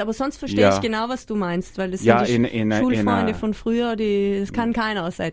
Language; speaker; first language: German; native; German